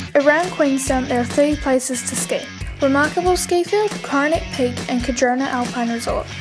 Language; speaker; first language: English; native; English